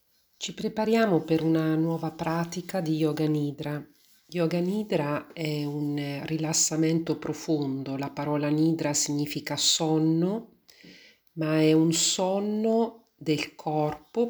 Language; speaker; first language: Italian; native; Italian